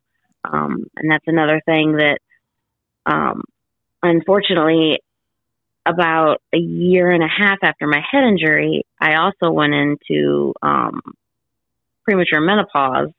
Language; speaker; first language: English; native; English